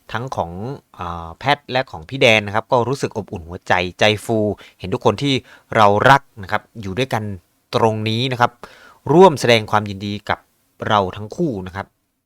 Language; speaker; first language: Thai; native; Thai